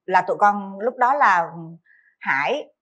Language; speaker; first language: Vietnamese; native; Vietnamese